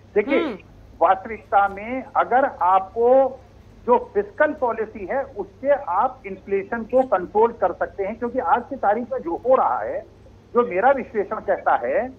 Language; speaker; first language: Hindi; native; Hindi